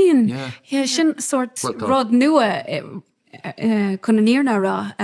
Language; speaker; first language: Irish; non-native, local second language; English